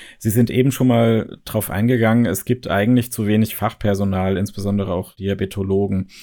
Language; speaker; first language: German; native; German